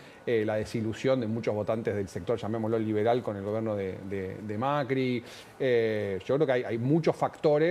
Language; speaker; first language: Spanish; native; Spanish